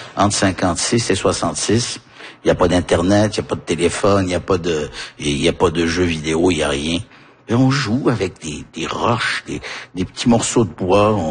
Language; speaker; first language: French; early bilingual, heritage; French